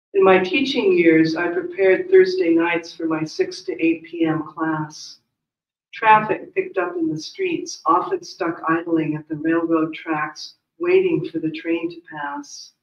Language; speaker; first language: English; native; English